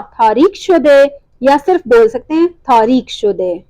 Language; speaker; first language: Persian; non-native, fluent; Urdu